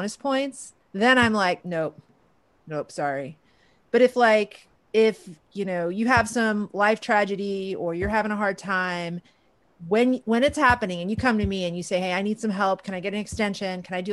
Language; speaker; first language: English; early bilingual, other home language; Persian